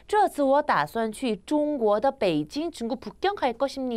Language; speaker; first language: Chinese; non-native, fluent; Korean